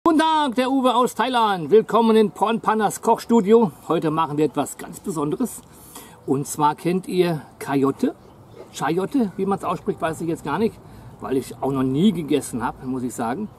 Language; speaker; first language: German; native; German